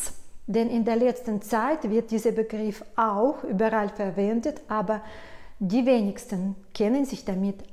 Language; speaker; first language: German; non-native, fluent; Russian